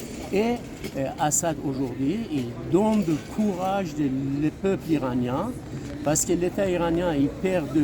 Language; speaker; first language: French; non-native, fluent; Persian